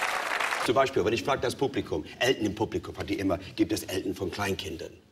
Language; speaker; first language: German; non-native, fluent; English